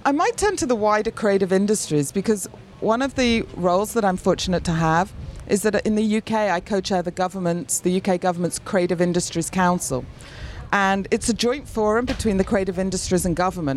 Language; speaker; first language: English; native; English